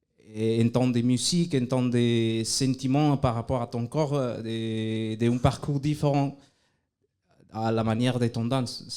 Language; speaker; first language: French; non-native, fluent; Spanish